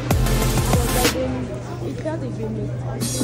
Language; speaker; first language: German; non-native, learner; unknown